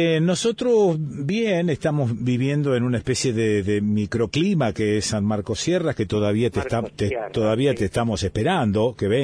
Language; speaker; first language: Spanish; native; Spanish